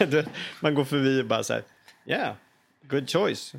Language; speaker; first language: Swedish; native; Swedish